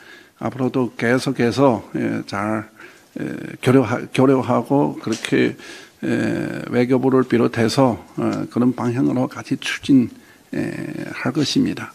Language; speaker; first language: Korean; non-native, fluent; Chinese